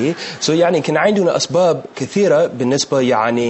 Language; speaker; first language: Arabic; non-native, learner; English